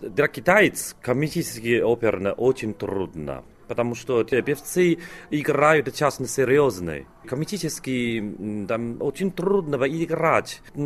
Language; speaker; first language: Russian; non-native, learner; Chinese